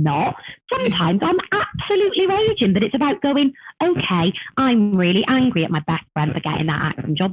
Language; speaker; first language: English; native; English